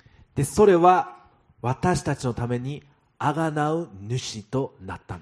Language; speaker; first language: Japanese; non-native, fluent; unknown